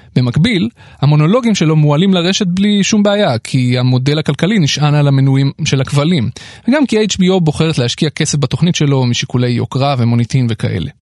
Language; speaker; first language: Hebrew; native; Hebrew